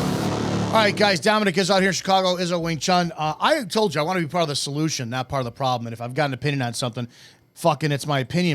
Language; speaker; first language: English; native; English